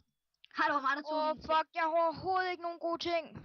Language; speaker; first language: Danish; native; Danish